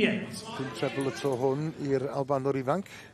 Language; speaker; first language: Welsh; native; Welsh